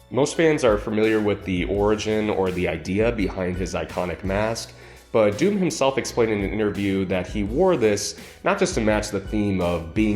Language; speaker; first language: English; native; English